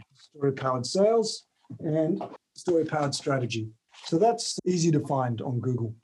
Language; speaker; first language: English; native; English